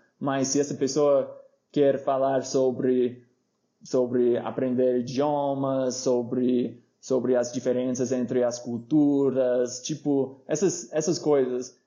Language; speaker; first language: Portuguese; non-native, fluent; English